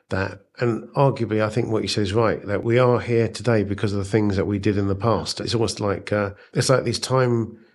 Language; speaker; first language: English; native; English